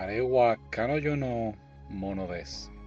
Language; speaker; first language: Japanese; non-native, learner; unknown